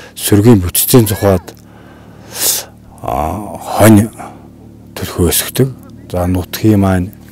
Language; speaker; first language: Mongolian; native; Mongolian